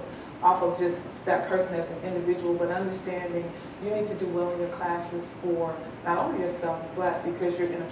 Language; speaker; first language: English; native; English